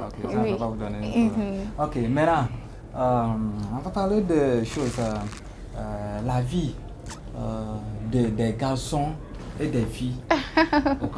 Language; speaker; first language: French; non-native, learner; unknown